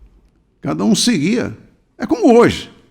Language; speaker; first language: Portuguese; native; Portuguese